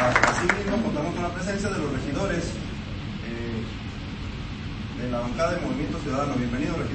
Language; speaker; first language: Spanish; native; Spanish